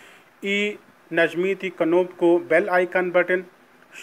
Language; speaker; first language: Russian; non-native, learner; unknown